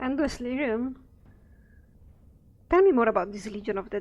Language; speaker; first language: English; non-native, fluent; Italian